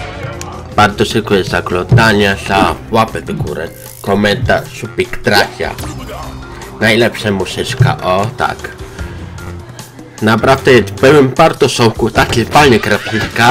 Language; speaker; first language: Polish; non-native, learner; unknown